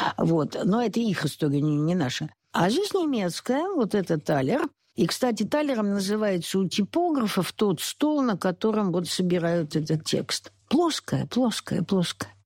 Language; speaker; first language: Russian; native; Russian